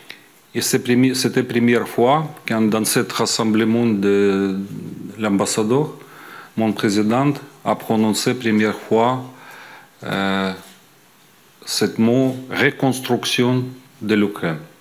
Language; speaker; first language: French; non-native, fluent; Ukrainian